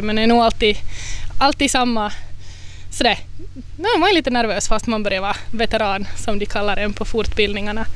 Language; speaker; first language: Swedish; native; Swedish